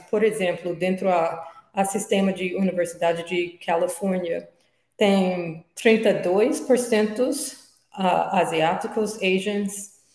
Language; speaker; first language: Portuguese; non-native, learner; English